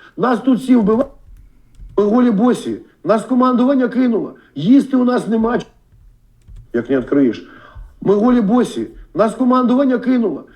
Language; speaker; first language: Ukrainian; non-native, local second language; Russian